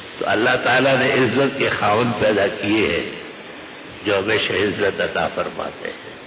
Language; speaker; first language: Urdu; non-native, local second language; Pashto